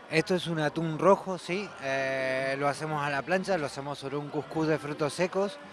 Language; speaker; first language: Spanish; native; Spanish